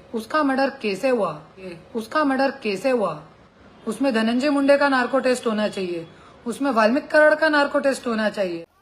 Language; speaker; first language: Hindi; non-native, local second language; Marathi